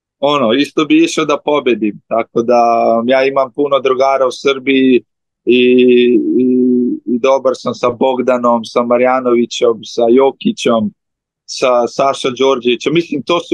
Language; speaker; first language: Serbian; early bilingual, heritage; Slovenian